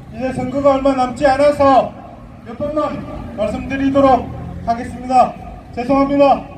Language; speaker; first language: Korean; native; Korean